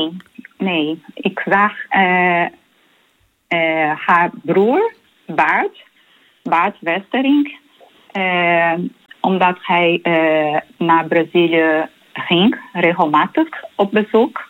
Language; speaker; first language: Dutch; non-native, fluent; Portuguese